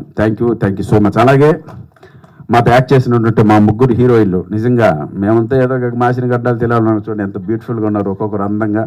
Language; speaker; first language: Telugu; native; Telugu